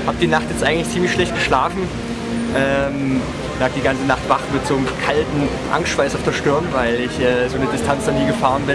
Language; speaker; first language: German; native; German